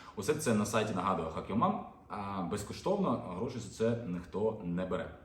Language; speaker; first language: Ukrainian; non-native, local second language; Russian